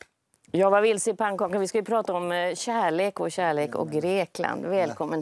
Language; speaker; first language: Swedish; native; Swedish